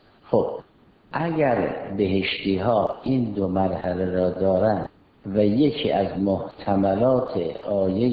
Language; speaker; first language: Persian; native; Persian